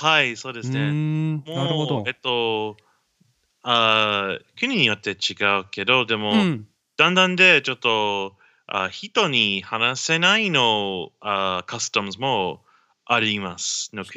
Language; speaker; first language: Japanese; non-native, learner; English